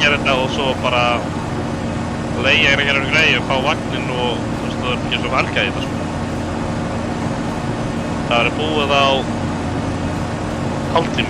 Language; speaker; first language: Icelandic; native; Icelandic